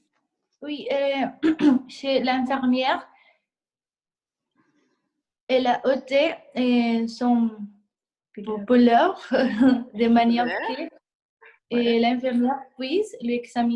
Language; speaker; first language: French; non-native, learner; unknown